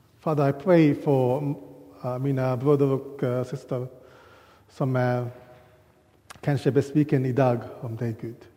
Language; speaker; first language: Swedish; non-native, learner; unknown